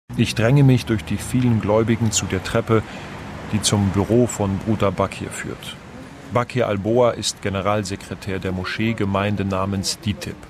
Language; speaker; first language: German; non-native, fluent; Persian